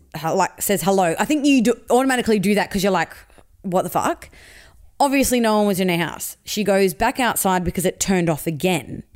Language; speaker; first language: English; native; English